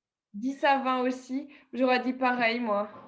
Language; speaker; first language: French; native; French